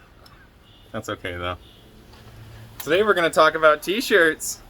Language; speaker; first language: English; native; English